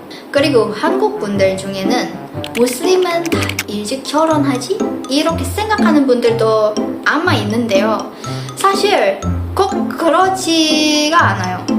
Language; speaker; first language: Korean; non-native, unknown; Indonesian